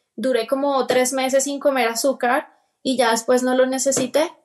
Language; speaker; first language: Spanish; native; Spanish